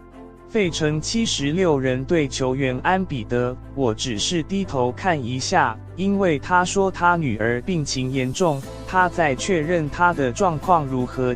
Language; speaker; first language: Chinese; native; Chinese